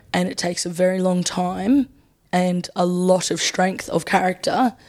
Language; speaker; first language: English; native; English